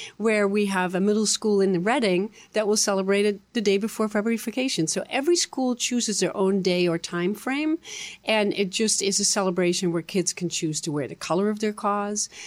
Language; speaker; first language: English; non-native, fluent; Dutch